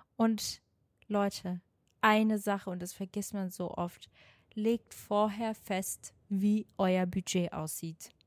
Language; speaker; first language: German; non-native, fluent; Portuguese